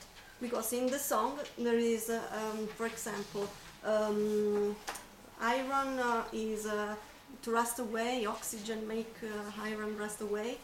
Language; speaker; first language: English; non-native, fluent; Italian